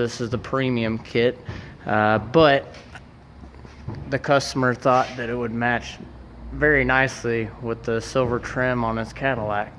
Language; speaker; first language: English; native; English